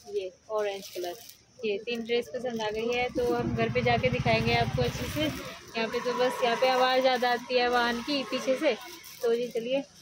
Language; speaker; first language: Hindi; native; Hindi